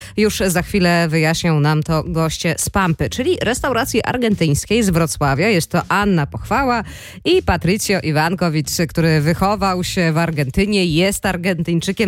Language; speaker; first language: Polish; native; Polish